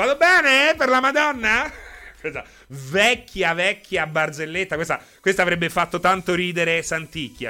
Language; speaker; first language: Italian; native; Italian